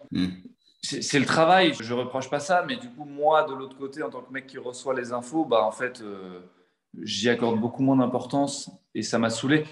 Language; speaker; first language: French; native; French